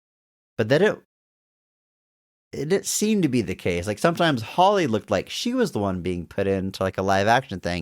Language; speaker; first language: English; native; English